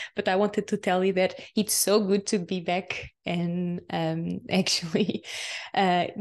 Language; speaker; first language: English; non-native, fluent; Portuguese